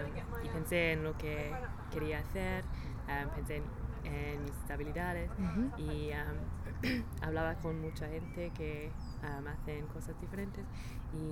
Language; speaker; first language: Spanish; non-native, learner; English